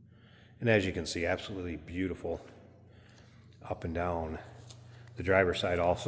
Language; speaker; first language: English; native; English